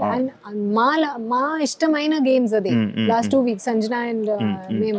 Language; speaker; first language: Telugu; non-native, learner; Hindi